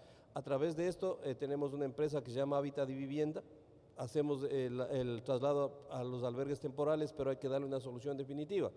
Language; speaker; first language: Spanish; native; Spanish